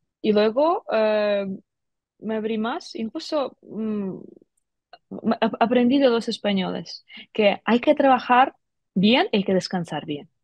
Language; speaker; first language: Spanish; non-native, fluent; Ukrainian